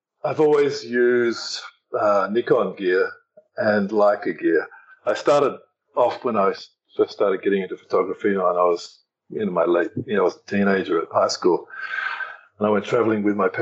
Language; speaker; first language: English; native; English